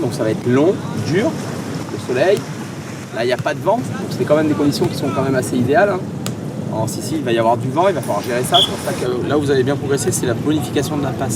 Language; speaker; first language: French; native; French